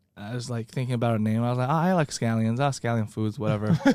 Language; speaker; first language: English; non-native, fluent; Chinese